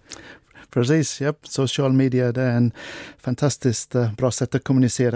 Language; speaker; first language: Swedish; non-native, fluent; English